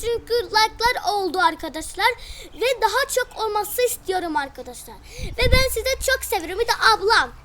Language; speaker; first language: Turkish; early bilingual, heritage; Turkish